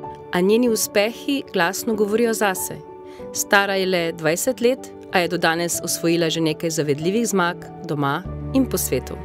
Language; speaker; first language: Slovenian; native; Slovenian